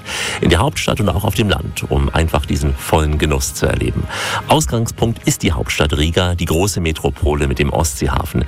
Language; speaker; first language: German; native; German